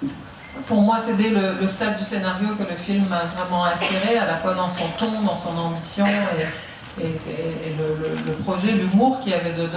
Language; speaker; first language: French; native; French